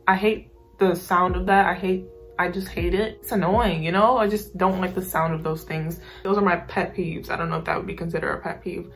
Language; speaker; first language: English; native; English